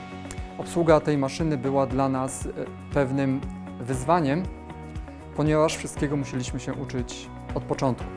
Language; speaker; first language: Polish; native; Polish